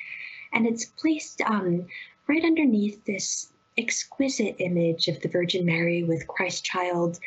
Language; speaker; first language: English; native; English